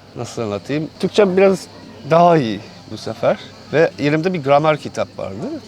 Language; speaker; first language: Turkish; non-native, fluent; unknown